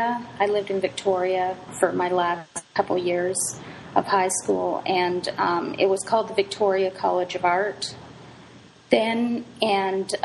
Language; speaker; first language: English; native; English